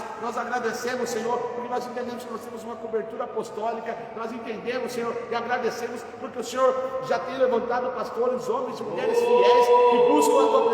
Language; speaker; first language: Portuguese; native; Portuguese